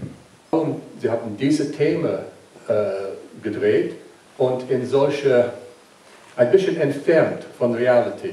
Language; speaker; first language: German; non-native, learner; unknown